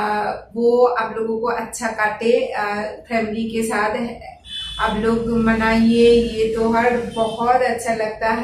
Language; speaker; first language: Hindi; non-native, local second language; Bangla